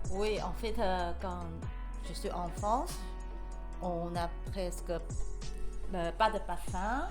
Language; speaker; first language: French; non-native, learner; Chinese